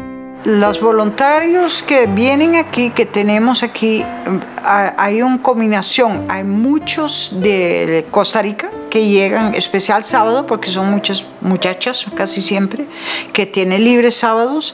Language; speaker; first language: Spanish; non-native, fluent; Dutch